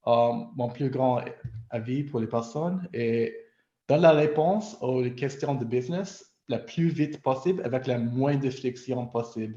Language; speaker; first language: French; non-native, local second language; English